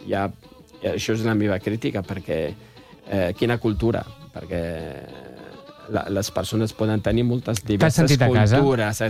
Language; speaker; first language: Catalan; non-native, fluent; Riffian